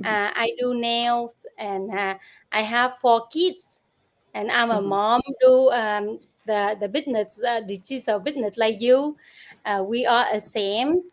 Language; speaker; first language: English; non-native, learner; Vietnamese